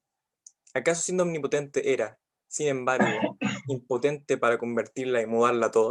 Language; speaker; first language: Spanish; native; Spanish